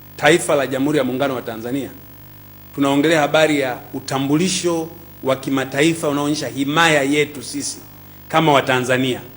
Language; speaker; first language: Swahili; native; Swahili